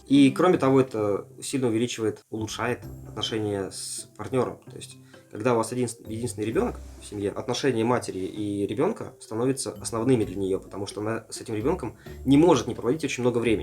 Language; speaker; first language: Russian; native; Russian